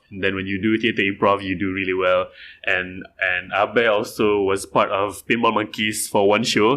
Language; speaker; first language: English; non-native, local second language; Malay